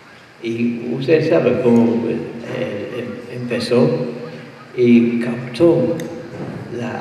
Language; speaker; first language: Spanish; non-native, fluent; English